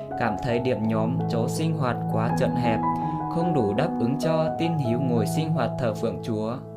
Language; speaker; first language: Vietnamese; non-native, local second language; Iu Mien